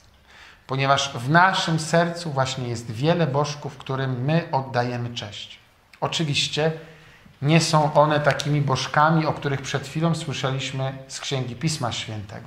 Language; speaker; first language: Polish; native; Polish